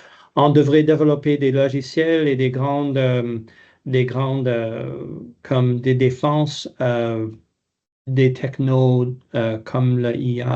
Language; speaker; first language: French; non-native, local second language; English